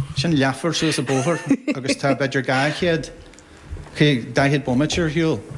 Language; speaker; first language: Irish; native; Irish